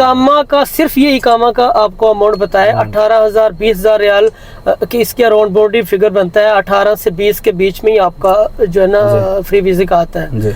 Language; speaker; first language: Hindi; native; Hindi